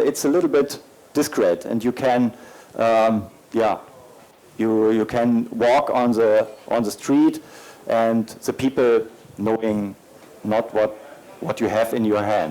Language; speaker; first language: English; non-native, learner; German